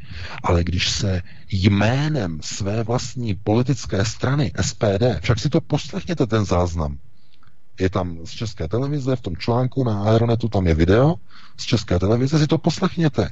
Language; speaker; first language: Czech; native; Czech